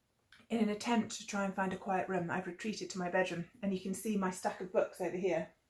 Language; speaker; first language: English; native; English